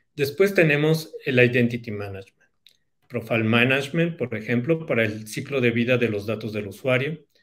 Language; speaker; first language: Spanish; native; Spanish